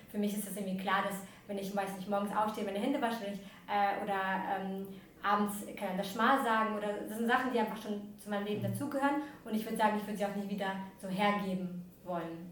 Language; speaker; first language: German; early bilingual, other home language; Russian